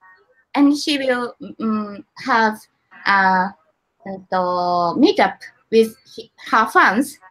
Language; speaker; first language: English; non-native, learner; Japanese